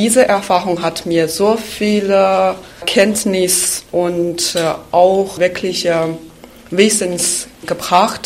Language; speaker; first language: German; non-native, fluent; Chinese